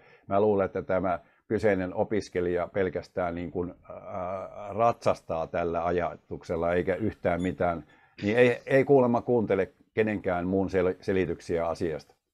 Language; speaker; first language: Finnish; native; Finnish